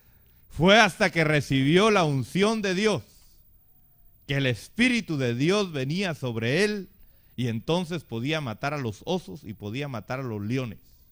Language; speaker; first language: Spanish; native; Spanish